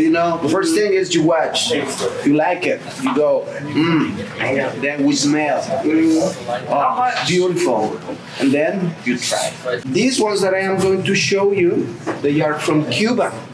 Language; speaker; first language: English; non-native, fluent; Spanish